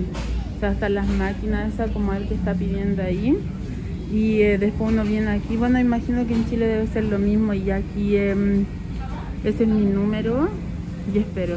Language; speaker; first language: Spanish; native; Spanish